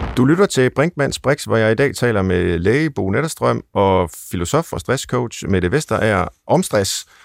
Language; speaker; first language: Danish; native; Danish